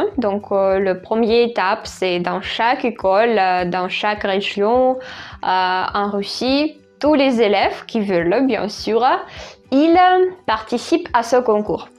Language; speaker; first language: French; non-native, fluent; Russian